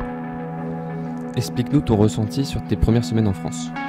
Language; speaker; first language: French; native; French